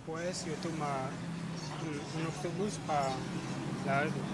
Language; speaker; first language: Spanish; non-native, learner; Haitian Creole